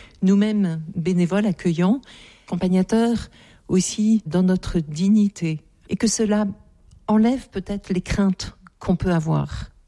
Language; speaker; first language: French; native; French